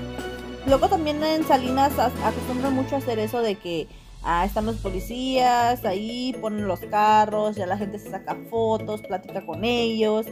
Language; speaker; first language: Spanish; native; Spanish